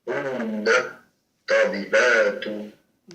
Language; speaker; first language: Arabic; non-native, learner; English